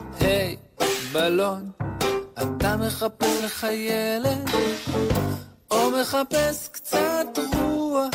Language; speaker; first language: Hebrew; native; Hebrew